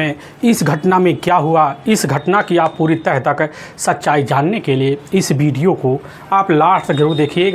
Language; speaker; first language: Hindi; native; Hindi